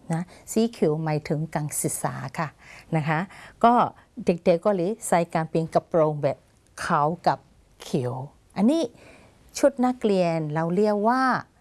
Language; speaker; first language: Thai; non-native, fluent; Burmese